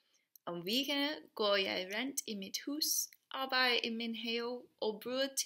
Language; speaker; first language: Danish; non-native, learner; English